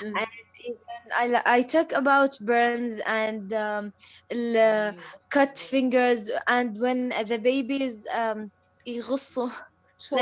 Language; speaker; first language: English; non-native, learner; Arabic